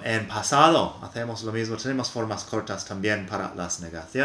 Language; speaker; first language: Spanish; non-native, fluent; English